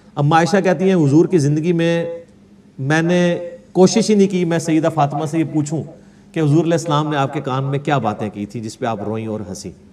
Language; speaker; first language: Urdu; non-native, local second language; Punjabi